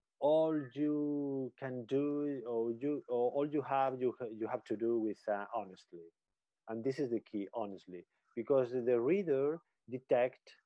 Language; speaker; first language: English; non-native, learner; Spanish